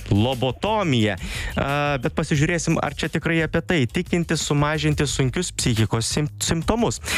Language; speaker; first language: Lithuanian; native; Lithuanian